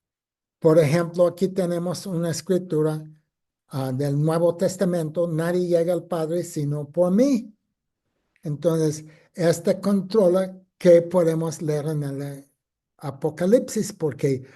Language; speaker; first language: Spanish; non-native, fluent; English